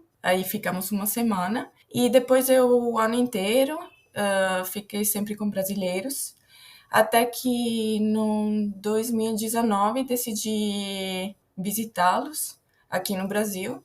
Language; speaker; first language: Portuguese; non-native, fluent; Italian